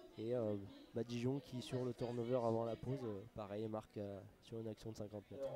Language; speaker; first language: French; native; French